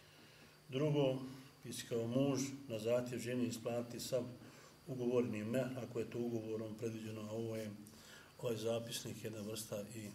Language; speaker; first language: Bosnian; native; Bosnian